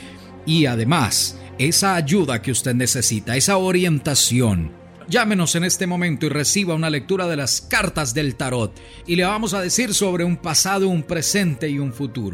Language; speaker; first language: Spanish; native; Spanish